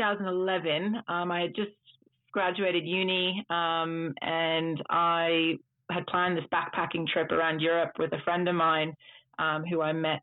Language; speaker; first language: English; early bilingual, other home language; Dutch